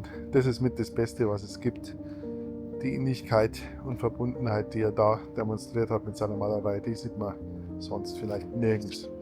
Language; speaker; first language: German; native; German